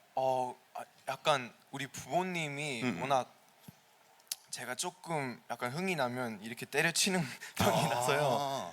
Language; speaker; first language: Korean; early bilingual, heritage; Korean